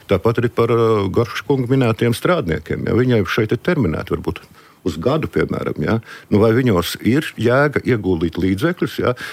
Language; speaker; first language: Latvian; non-native, local second language; Russian